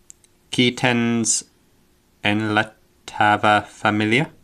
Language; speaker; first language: Catalan; non-native, learner; English